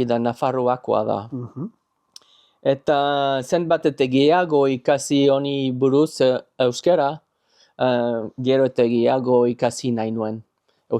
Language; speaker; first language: Basque; non-native, learner; English